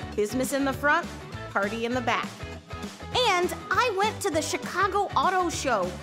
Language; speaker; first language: English; native; English